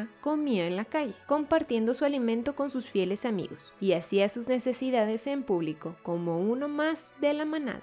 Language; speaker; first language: Spanish; native; Spanish